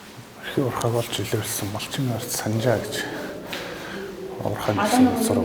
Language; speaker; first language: Mongolian; native; Mongolian